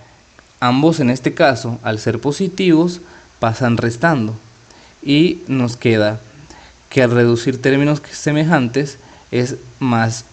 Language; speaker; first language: Spanish; native; Spanish